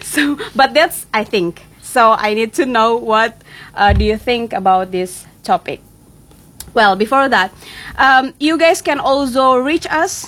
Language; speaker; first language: English; non-native, fluent; Indonesian